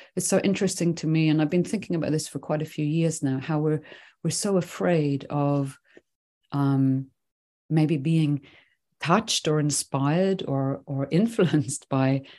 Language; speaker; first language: English; early bilingual, other home language; Swedish